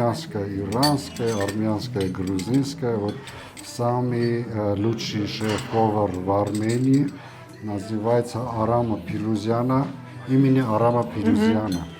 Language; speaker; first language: Russian; non-native, local second language; Armenian